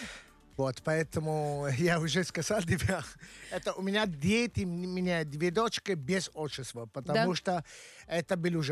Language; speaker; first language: Russian; non-native, learner; Italian